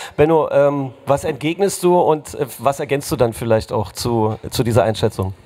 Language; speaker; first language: German; native; German